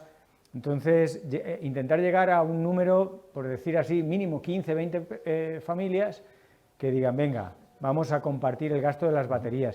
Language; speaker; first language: Spanish; native; Spanish